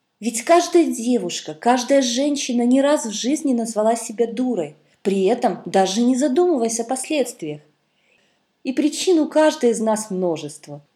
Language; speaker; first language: Russian; native; Russian